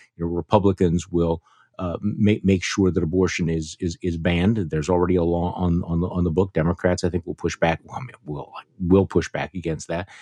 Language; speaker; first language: English; native; English